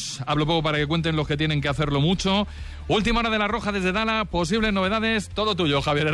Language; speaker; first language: Spanish; native; Spanish